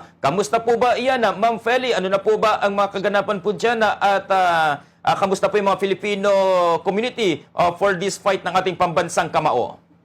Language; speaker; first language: Filipino; non-native, local second language; Pangasinan